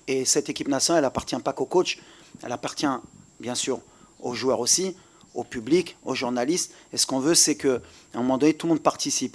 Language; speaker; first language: French; native; French